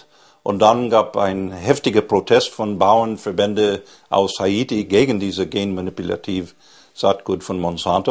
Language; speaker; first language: German; non-native, fluent; English